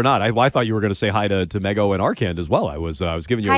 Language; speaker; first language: English; native; English